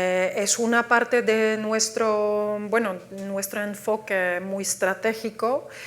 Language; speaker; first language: Spanish; non-native, fluent; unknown